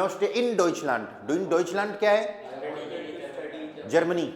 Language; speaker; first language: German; non-native, fluent; Hindi